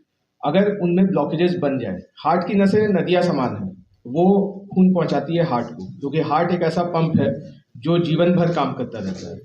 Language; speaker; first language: Hindi; native; Hindi